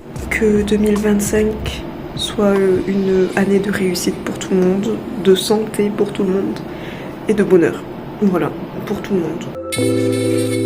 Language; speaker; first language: French; native; French